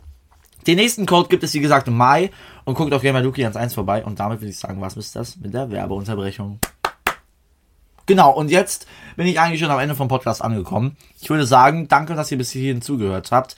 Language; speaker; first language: German; native; German